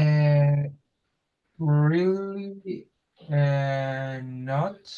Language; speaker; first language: English; non-native, learner; Spanish